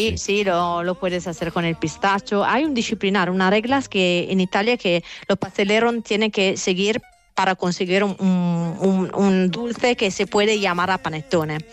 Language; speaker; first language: Spanish; non-native, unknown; Italian